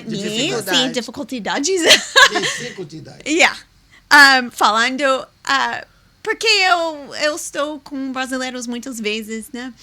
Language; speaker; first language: Portuguese; non-native, learner; English